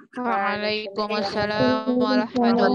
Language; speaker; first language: Arabic; non-native, learner; Indonesian